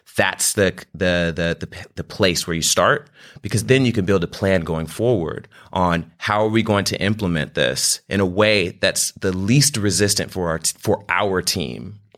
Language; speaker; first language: English; native; English